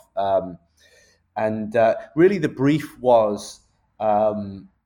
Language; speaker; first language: English; native; English